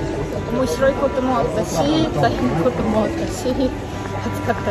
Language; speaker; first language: Japanese; non-native, fluent; German